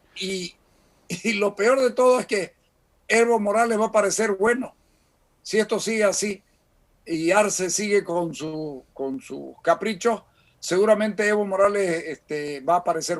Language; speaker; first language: Spanish; native; Spanish